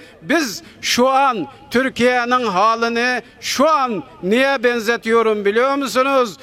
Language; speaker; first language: Turkish; non-native, fluent; Uyghur